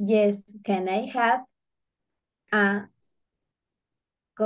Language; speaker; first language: English; non-native, learner; Spanish